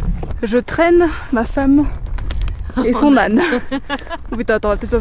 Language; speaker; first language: French; native; French